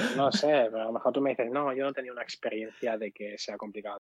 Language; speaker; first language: Spanish; early bilingual, other home language; Arabic